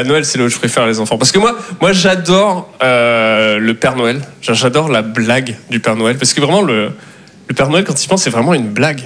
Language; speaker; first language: French; native; French